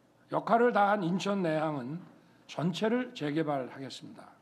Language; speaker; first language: Korean; native; Korean